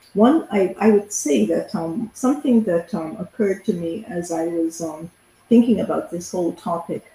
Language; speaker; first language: English; native; English